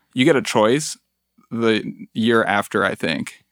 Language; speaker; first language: English; early bilingual, other home language; Spanish